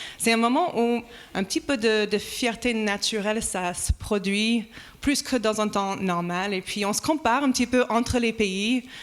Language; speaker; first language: French; non-native, fluent; English